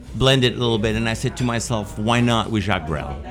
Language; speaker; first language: English; non-native, fluent; Spanish